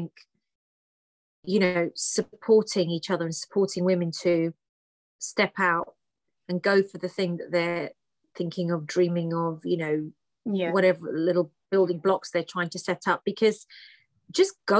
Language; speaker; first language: English; early bilingual, other home language; Greek